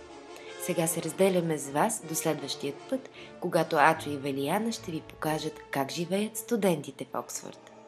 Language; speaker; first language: Bulgarian; native; Bulgarian